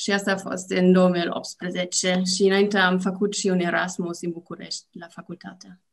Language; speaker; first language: Romanian; non-native, learner; German